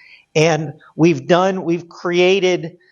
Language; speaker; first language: English; native; English